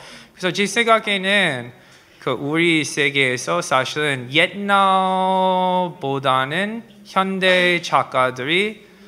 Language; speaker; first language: Korean; non-native, learner; English